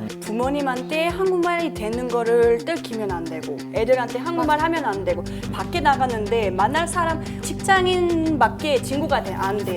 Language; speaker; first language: Korean; non-native, fluent; English